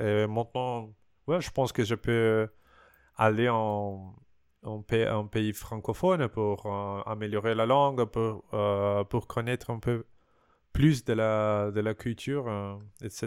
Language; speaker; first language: French; non-native, learner; Portuguese